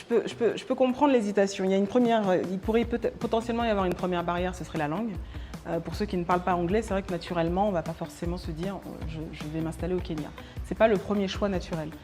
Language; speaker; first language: French; early bilingual, other home language; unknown